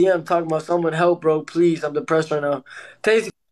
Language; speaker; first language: English; early bilingual, other home language; Spanish